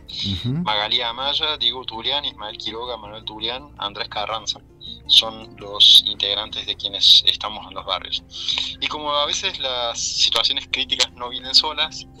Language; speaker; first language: Spanish; native; Spanish